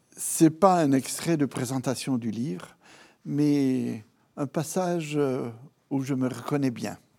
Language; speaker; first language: French; non-native, fluent; Italian